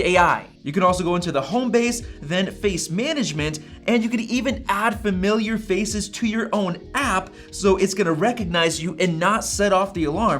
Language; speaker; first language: English; native; English